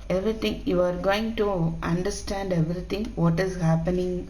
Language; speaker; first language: English; non-native, local second language; Tamil